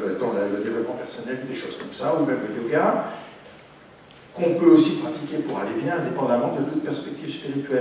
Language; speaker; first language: French; native; French